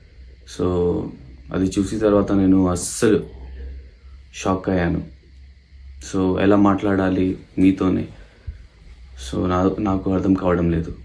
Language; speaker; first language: Telugu; non-native, local second language; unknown